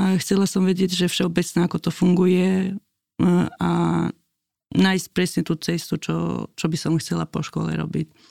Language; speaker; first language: Slovak; non-native, fluent; Albanian